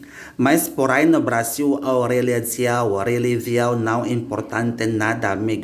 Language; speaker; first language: Portuguese; non-native, learner; Indonesian